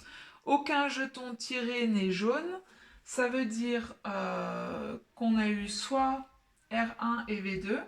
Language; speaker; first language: French; native; French